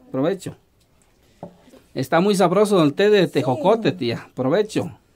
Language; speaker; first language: Spanish; native; Spanish